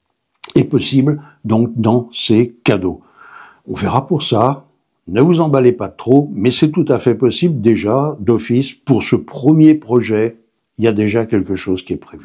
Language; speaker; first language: French; native; French